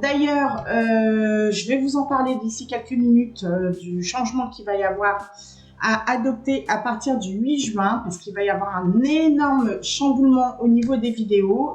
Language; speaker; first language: French; native; French